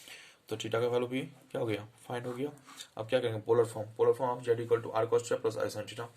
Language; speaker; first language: Hindi; native; Hindi